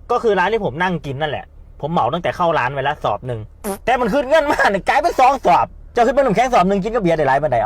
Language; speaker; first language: Thai; native; Thai